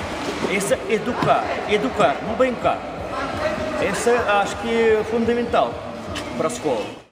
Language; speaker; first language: Portuguese; non-native, learner; Russian